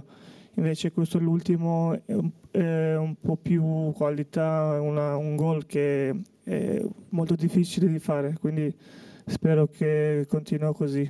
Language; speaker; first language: Italian; non-native, fluent; Albanian